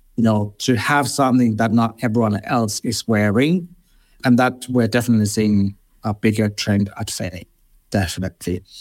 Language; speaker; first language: English; non-native, fluent; Finnish